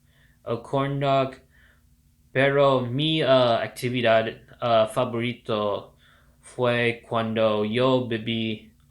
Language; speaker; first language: Spanish; non-native, learner; English